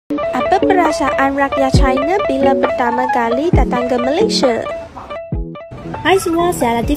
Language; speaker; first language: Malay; non-native, fluent; Chinese